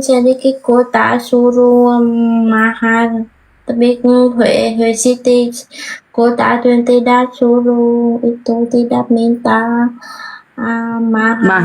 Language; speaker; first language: Indonesian; non-native, learner; Vietnamese